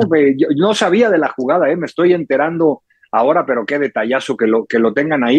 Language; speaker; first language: Spanish; native; Spanish